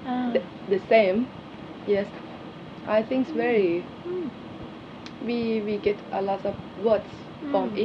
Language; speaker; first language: English; non-native, learner; Thai